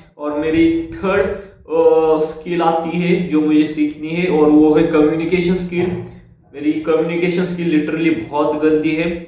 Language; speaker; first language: Hindi; non-native, local second language; Marathi